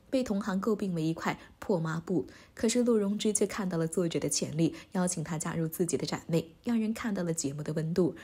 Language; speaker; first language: Chinese; native; Chinese